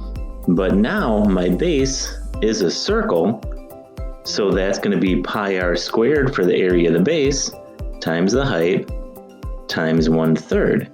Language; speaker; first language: English; native; English